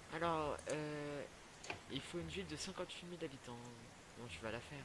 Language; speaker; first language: French; native; French